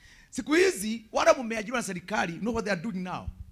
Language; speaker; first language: English; non-native, local second language; Kikuyu